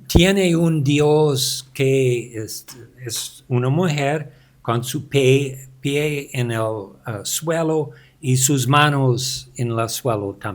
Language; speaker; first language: Spanish; non-native, learner; English